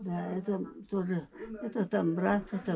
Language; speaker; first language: Russian; non-native, local second language; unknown